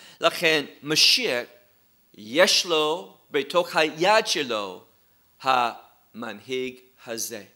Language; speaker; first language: Hebrew; non-native, fluent; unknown